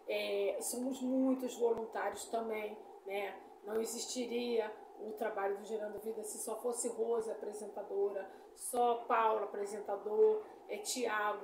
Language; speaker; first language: Portuguese; native; Portuguese